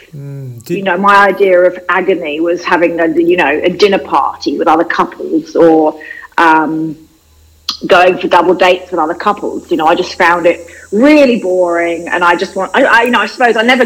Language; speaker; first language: English; native; English